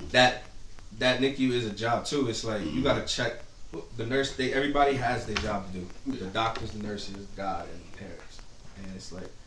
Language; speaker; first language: English; native; English